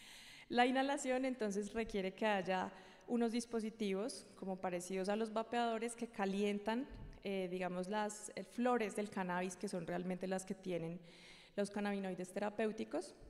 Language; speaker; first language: Spanish; native; Spanish